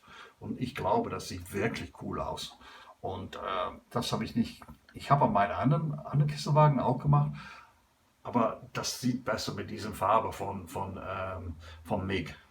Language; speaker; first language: German; non-native, learner; English